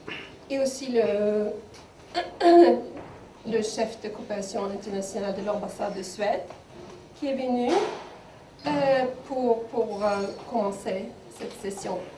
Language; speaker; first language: French; non-native, fluent; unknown